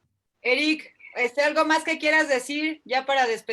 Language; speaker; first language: Spanish; native; Spanish